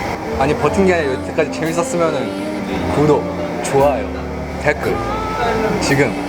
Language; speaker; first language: Korean; early bilingual, heritage; Korean